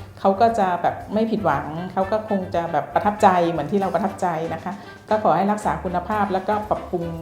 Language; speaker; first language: Thai; native; Thai